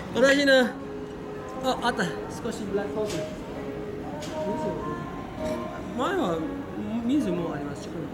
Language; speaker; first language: Japanese; non-native, learner; English